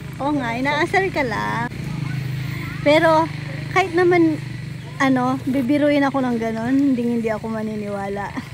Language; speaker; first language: Filipino; non-native, local second language; Pampanga